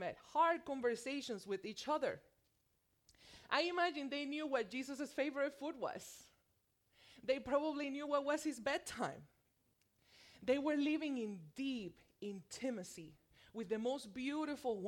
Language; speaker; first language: English; non-native, fluent; Spanish